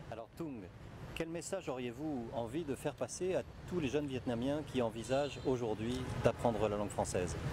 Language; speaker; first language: French; native; French